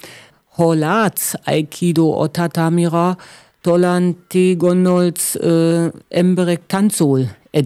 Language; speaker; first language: Hungarian; non-native, learner; German